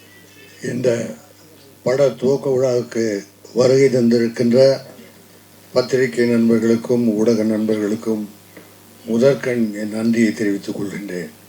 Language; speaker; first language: Tamil; native; Tamil